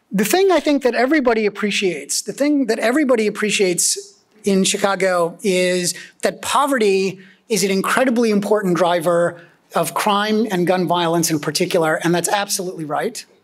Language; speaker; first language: English; native; English